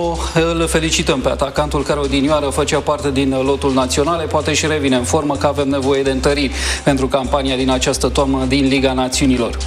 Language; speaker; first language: Romanian; native; Romanian